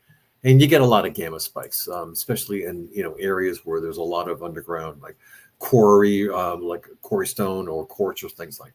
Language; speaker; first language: English; native; English